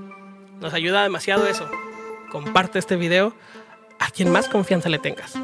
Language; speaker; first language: Spanish; native; Spanish